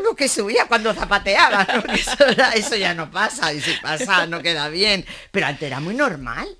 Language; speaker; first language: Spanish; native; Spanish